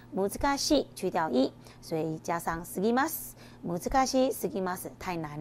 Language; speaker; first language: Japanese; non-native, fluent; Chinese